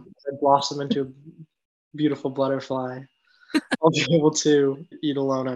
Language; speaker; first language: English; native; English